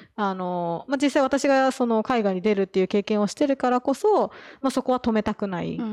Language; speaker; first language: Japanese; native; Japanese